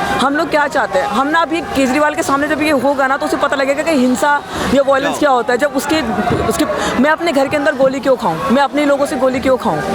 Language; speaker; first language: Hindi; native; Hindi